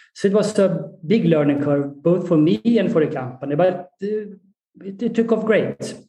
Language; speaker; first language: English; non-native, fluent; Swedish